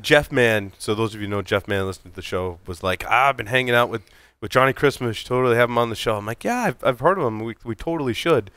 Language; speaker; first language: English; native; English